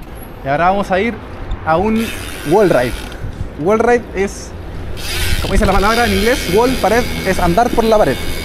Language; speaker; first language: Spanish; native; Spanish